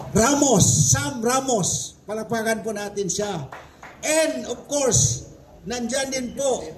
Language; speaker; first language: Filipino; native; Filipino